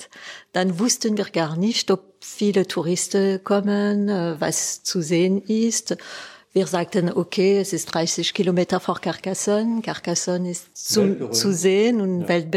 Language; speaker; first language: German; non-native, fluent; French